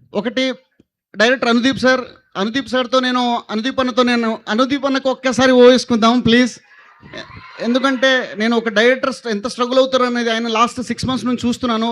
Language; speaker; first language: Telugu; native; Telugu